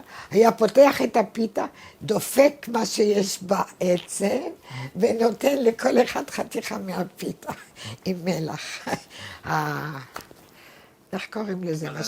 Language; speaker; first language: Hebrew; non-native, fluent; Arabic